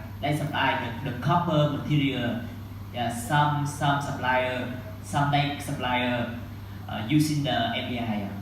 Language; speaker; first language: English; non-native, learner; Vietnamese